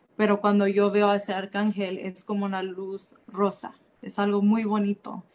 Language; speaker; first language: Spanish; early bilingual, heritage; Spanish